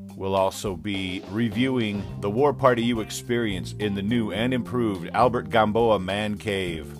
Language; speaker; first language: English; native; English